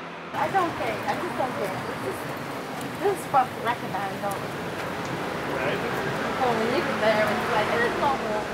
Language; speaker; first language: English; non-native, learner; Vietnamese